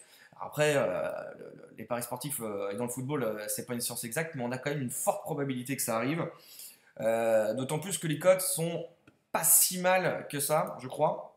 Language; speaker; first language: French; native; French